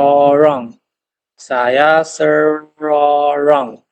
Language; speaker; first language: Indonesian; non-native, learner; Chinese